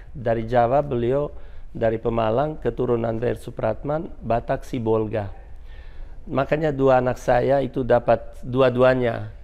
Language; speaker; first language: Indonesian; non-native, fluent; Croatian